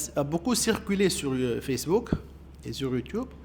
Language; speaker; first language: French; non-native, local second language; Arabic